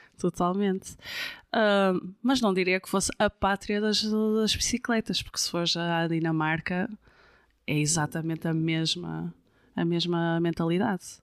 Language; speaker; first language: Portuguese; non-native, fluent; Dutch